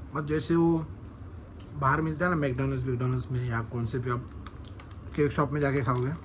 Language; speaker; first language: Hindi; non-native, local second language; Marathi